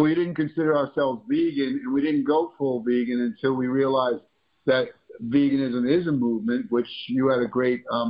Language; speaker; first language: English; native; English